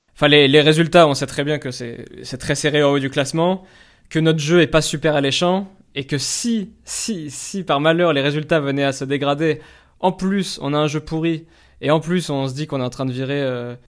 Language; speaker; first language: French; native; French